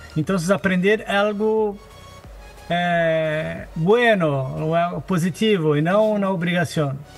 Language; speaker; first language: Spanish; non-native, learner; Portuguese